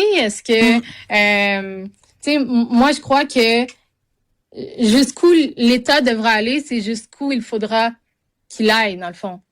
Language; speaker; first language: French; native; French